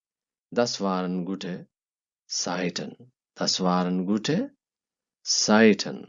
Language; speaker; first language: German; non-native, fluent; Urdu